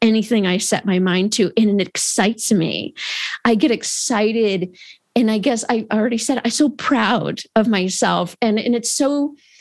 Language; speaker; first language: English; native; English